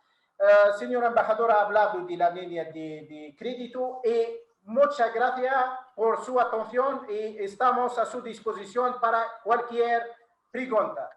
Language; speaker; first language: Spanish; non-native, fluent; Arabic